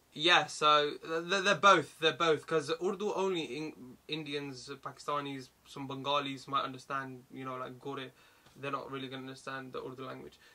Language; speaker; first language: English; early bilingual, other home language; Hindi